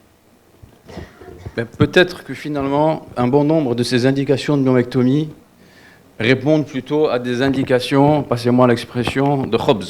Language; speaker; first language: French; non-native, local second language; Wolof